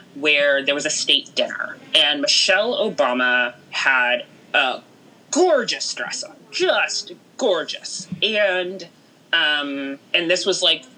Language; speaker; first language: English; native; English